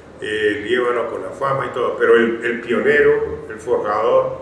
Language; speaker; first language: Spanish; native; Spanish